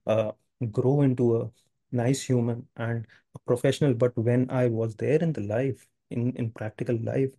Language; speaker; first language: English; non-native, local second language; Hindi